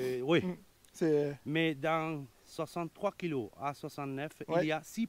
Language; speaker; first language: French; non-native, learner; Spanish